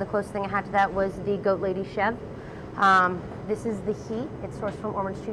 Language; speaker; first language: English; native; English